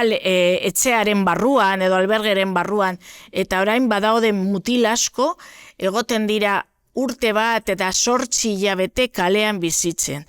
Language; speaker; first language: Basque; non-native, local second language; Spanish